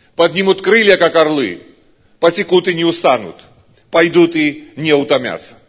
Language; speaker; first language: Russian; non-native, local second language; Georgian